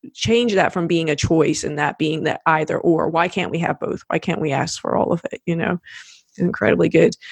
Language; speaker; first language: English; native; English